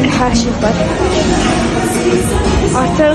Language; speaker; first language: Turkish; non-native, learner; Azerbaijani